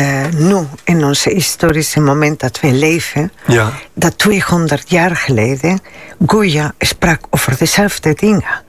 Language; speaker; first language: Dutch; non-native, fluent; Spanish